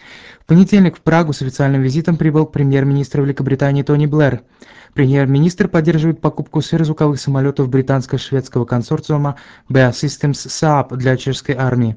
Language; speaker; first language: Russian; native; Russian